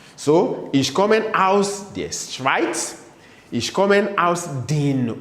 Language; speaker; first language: German; non-native, fluent; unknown